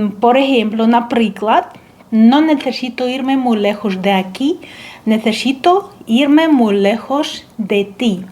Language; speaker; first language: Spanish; non-native, fluent; Ukrainian